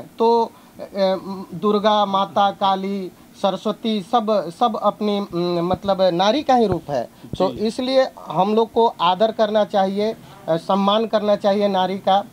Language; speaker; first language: Hindi; native; Hindi